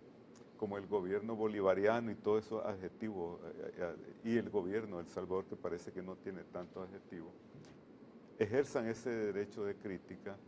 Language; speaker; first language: Spanish; native; Spanish